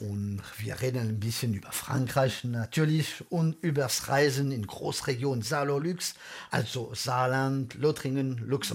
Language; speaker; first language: German; non-native, fluent; French